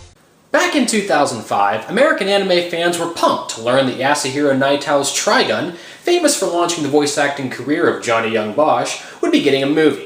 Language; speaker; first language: English; native; English